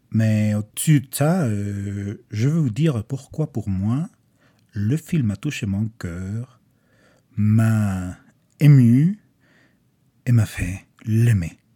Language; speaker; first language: French; non-native, fluent; Spanish